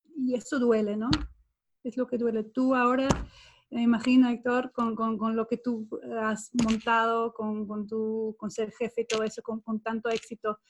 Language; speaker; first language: Spanish; non-native, fluent; Swedish